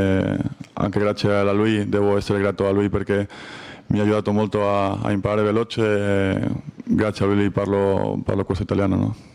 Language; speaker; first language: Italian; non-native, learner; Spanish